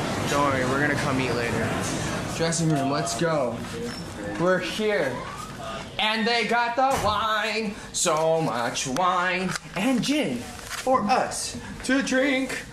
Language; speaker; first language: English; early bilingual, other home language; Korean